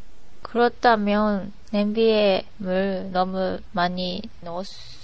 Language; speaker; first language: Korean; non-native, learner; Japanese